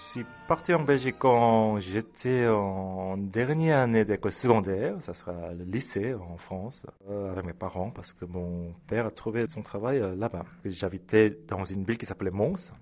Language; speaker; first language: French; early bilingual, other home language; Korean